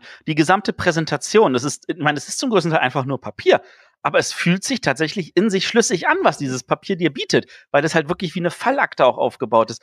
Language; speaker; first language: German; native; German